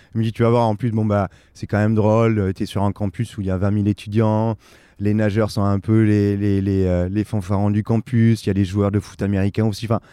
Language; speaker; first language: French; native; French